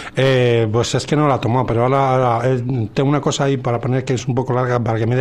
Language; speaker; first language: Spanish; native; Spanish